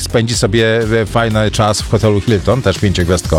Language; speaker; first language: Polish; native; Polish